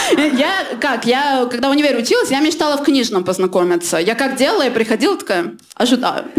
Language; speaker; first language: Russian; early bilingual, other home language; Armenian